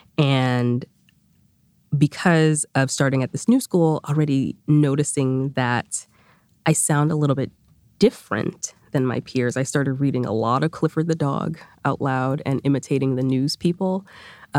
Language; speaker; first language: English; early bilingual, other home language; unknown